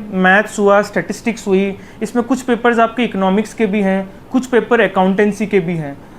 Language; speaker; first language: Hindi; native; Hindi